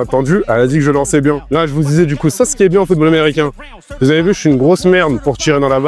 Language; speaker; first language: French; native; French